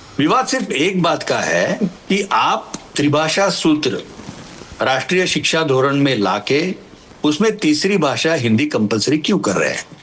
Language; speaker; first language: Hindi; non-native, local second language; Marathi